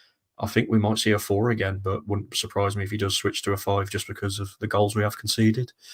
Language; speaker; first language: English; native; English